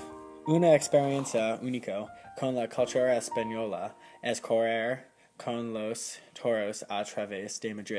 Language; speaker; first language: Spanish; non-native, learner; English